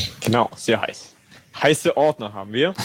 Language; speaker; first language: German; native; German